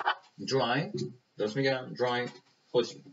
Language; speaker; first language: Persian; native; Persian